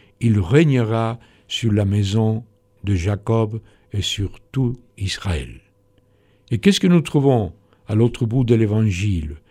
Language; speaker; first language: French; non-native, fluent; Spanish